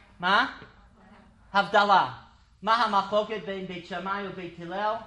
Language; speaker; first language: Hebrew; non-native, fluent; English